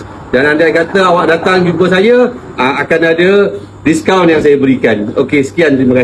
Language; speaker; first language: Malay; native; Malay